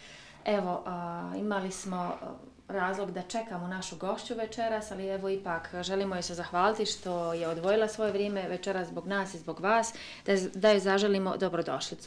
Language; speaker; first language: Serbian; native; Serbian